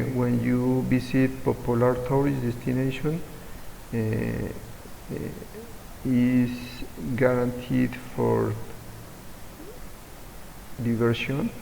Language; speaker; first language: English; non-native, learner; Spanish